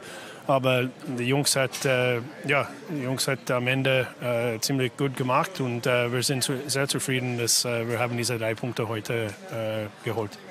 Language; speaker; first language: German; non-native, fluent; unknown